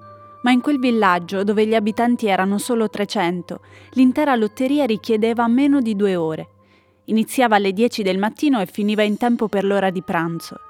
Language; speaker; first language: Italian; native; Italian